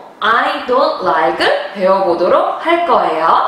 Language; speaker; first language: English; non-native, fluent; Korean